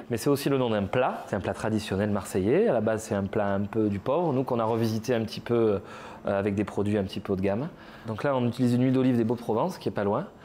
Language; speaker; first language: French; native; French